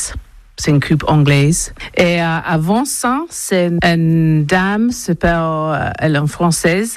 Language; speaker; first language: French; non-native, learner; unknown